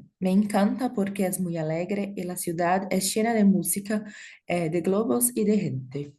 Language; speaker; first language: Spanish; non-native, learner; Portuguese